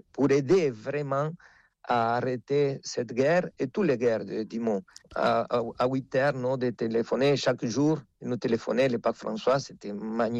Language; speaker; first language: French; non-native, fluent; Spanish